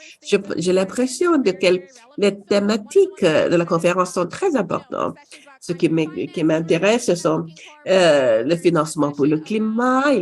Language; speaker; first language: French; non-native, fluent; English